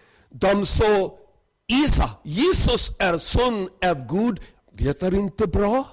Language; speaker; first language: Swedish; non-native, learner; Urdu